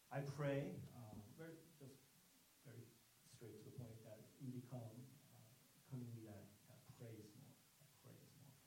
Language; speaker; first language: English; non-native, fluent; Korean